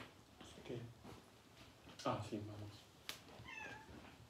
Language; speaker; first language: Spanish; non-native, learner; English